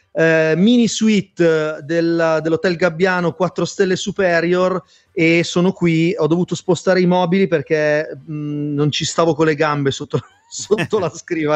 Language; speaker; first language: Italian; native; Italian